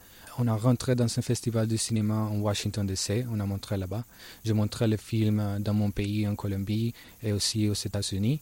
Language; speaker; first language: French; non-native, learner; Spanish